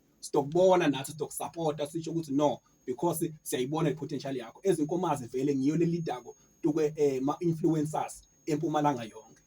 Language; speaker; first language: Zulu; non-native, local second language; Swati